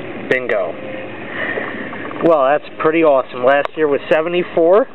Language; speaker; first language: English; native; English